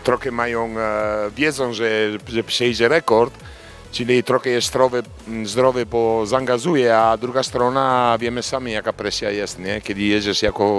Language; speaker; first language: Polish; non-native, fluent; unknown